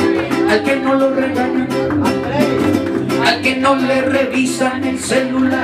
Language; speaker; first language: Spanish; native; Spanish